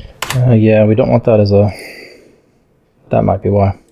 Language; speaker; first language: English; native; English